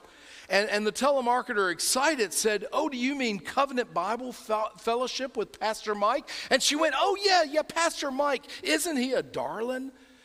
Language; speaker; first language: English; native; English